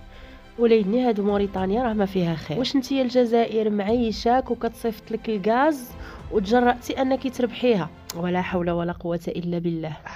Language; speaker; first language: Arabic; native; Arabic